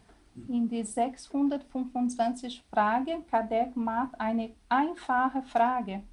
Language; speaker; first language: German; non-native, learner; Portuguese